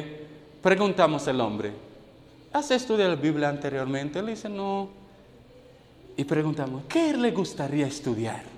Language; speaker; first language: Spanish; non-native, fluent; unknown